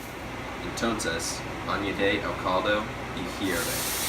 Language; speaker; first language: Spanish; non-native, learner; English